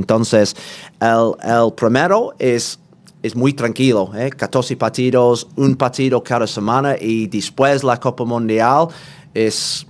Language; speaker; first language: Spanish; non-native, learner; English